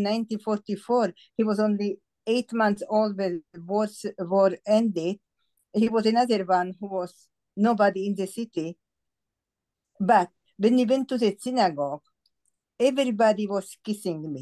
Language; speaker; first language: English; non-native, fluent; Slovak